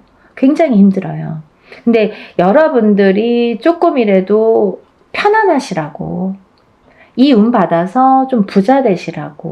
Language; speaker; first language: Korean; native; Korean